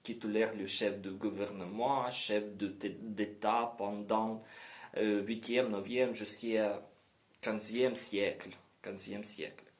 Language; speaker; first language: French; non-native, learner; Ukrainian